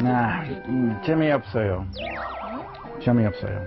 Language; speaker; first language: Korean; non-native, learner; English